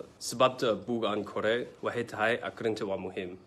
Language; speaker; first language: Somali; non-native, learner; English